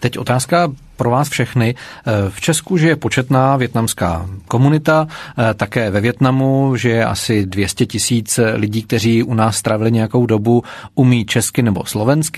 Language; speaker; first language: Czech; native; Czech